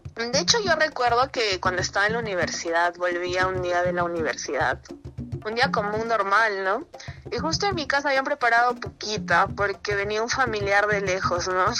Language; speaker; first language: Spanish; native; Spanish